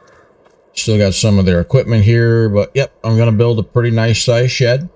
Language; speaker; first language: English; native; English